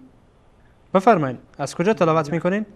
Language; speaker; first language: Persian; native; Persian